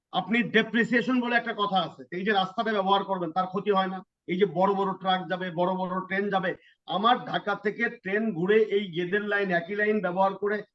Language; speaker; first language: Bangla; native; Bangla